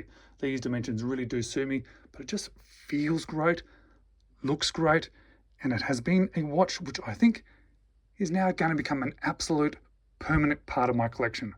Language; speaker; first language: English; native; English